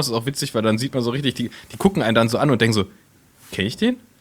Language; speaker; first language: German; native; German